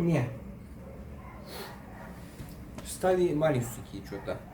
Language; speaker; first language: Russian; early bilingual, heritage; Russian